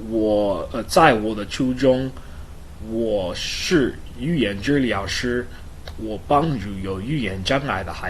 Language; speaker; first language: Chinese; non-native, learner; English